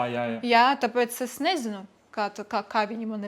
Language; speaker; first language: Latvian; non-native, local second language; Russian